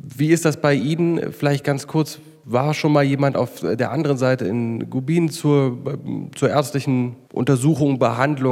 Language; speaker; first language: German; native; German